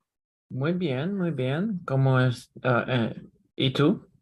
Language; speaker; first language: Spanish; non-native, learner; Russian